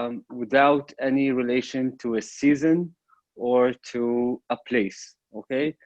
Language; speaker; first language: English; non-native, fluent; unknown